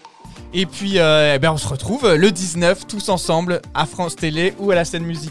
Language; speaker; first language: French; native; French